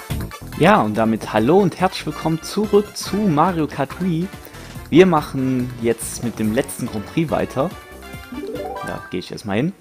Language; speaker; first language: German; native; German